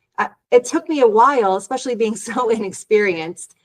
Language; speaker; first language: English; native; English